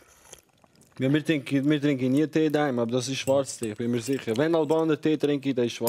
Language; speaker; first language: German; early bilingual, other home language; Albanian